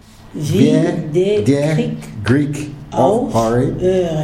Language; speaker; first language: German; non-native, learner; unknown